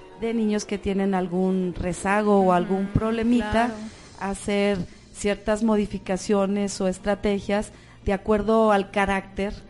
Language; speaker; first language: Spanish; native; Spanish